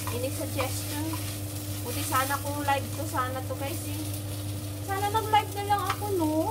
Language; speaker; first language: Filipino; native; Filipino